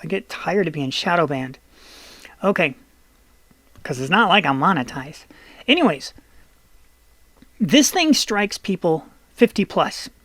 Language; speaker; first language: English; native; English